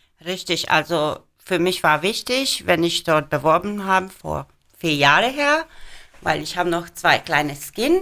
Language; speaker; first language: German; non-native, fluent; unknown